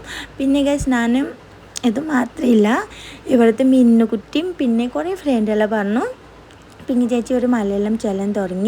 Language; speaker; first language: Malayalam; non-native, local second language; Assamese